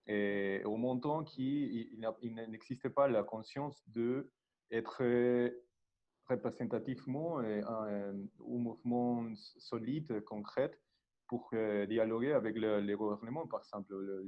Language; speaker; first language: French; non-native, learner; Spanish